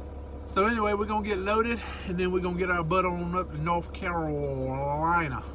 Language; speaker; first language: English; native; English